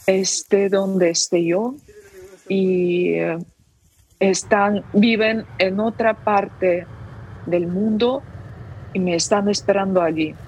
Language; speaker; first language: Spanish; non-native, fluent; Ukrainian